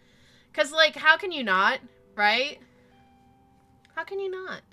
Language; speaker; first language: English; native; English